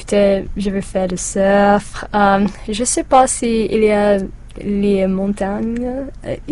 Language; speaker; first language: French; non-native, learner; English